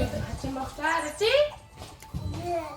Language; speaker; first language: Korean; non-native, fluent; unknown